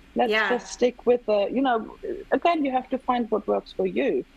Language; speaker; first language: English; non-native, fluent; German